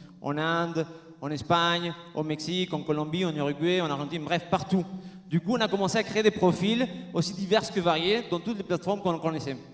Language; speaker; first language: French; non-native, fluent; Spanish